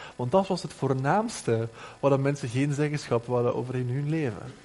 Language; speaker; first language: Dutch; native; Dutch